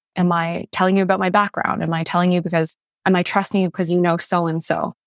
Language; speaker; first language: English; non-native, fluent; Chinese